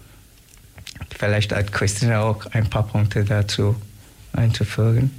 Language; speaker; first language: German; non-native, learner; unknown